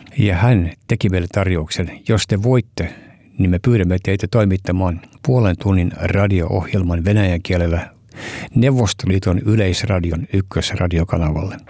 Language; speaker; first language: Finnish; early bilingual, heritage; Finnish